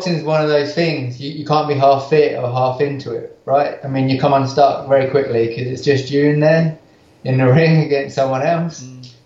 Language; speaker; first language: English; native; English